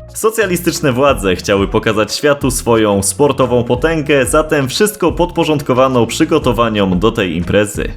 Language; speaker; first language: Polish; native; Polish